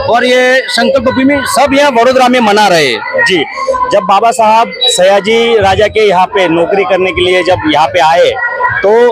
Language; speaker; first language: Hindi; non-native, local second language; Gujarati